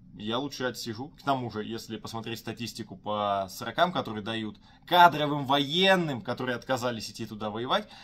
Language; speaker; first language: Russian; native; Russian